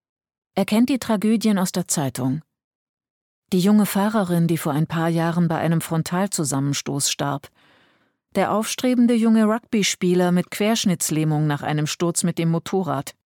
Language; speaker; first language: German; native; German